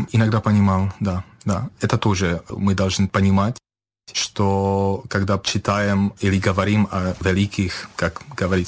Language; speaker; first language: Russian; non-native, fluent; Czech